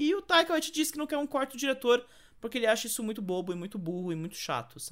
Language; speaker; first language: Portuguese; native; Portuguese